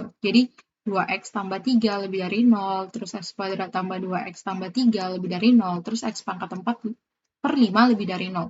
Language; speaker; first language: Indonesian; native; Indonesian